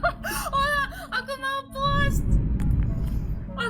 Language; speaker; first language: Indonesian; non-native, learner; Russian